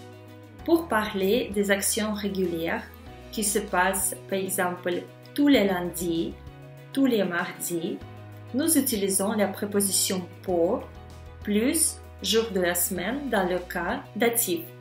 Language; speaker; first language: French; non-native, fluent; Russian